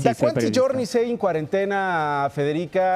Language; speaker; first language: Italian; non-native, learner; Spanish